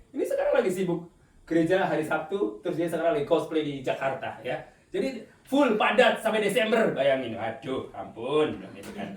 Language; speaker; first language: Indonesian; native; Indonesian